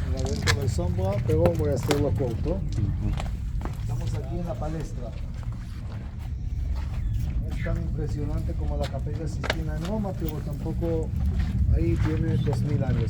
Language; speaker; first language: Spanish; non-native, fluent; Hebrew